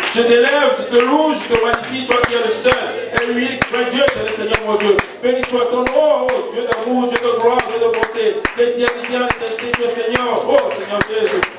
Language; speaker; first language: French; non-native, local second language; Haitian Creole